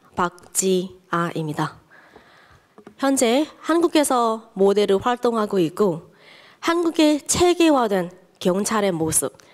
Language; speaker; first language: Korean; non-native, fluent; Burmese